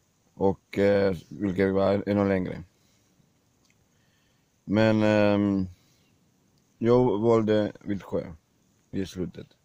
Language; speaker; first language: Swedish; non-native, learner; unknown